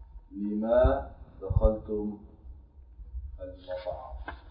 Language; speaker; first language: Arabic; non-native, learner; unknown